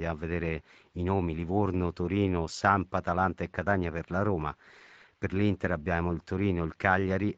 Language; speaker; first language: Italian; native; Italian